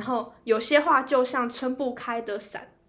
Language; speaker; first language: Chinese; native; Chinese